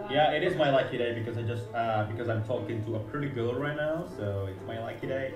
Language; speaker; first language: English; non-native, fluent; Indonesian